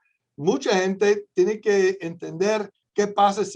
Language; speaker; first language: Spanish; non-native, fluent; English